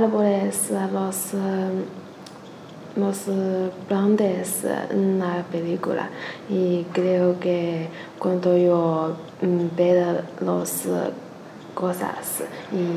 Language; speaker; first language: Spanish; non-native, learner; Chinese